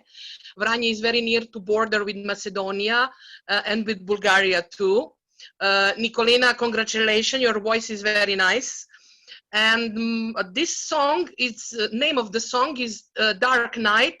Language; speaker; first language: English; non-native, learner; Serbian